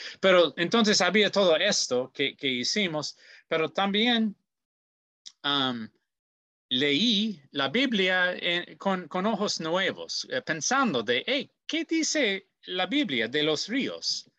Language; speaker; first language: Spanish; non-native, learner; English